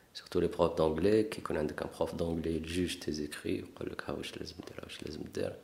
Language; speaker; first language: French; non-native, local second language; Arabic